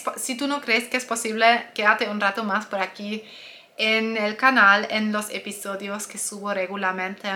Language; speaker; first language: Spanish; non-native, fluent; German